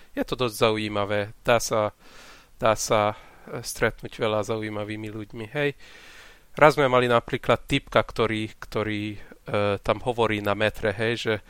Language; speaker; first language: Slovak; non-native, local second language; Hungarian